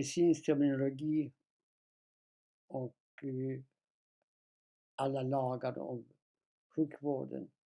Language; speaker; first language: Swedish; non-native, fluent; Polish